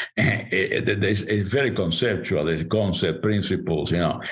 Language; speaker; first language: English; non-native, fluent; Spanish